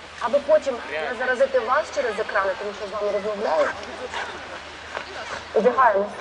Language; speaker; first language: Ukrainian; native; Ukrainian